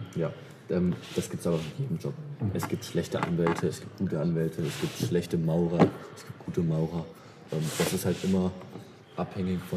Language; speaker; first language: German; native; German